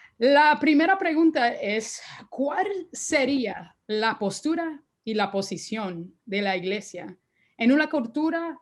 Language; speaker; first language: Spanish; early bilingual, heritage; Spanish